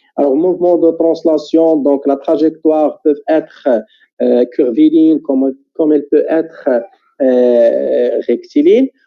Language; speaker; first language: French; non-native, local second language; Arabic